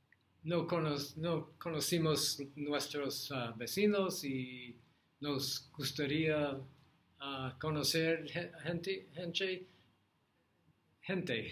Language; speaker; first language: Spanish; non-native, learner; English